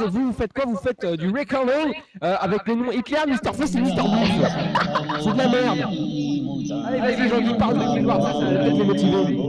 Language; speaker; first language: French; native; French